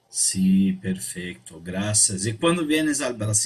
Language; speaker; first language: Spanish; non-native, learner; Portuguese